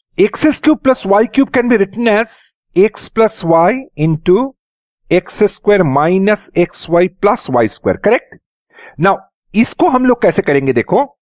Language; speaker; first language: Hindi; native; Hindi